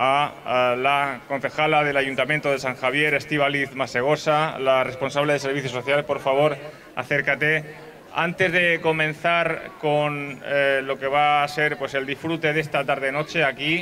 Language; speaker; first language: Spanish; native; Spanish